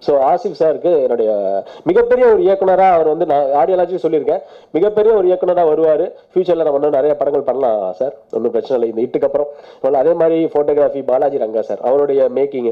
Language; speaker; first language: Tamil; native; Tamil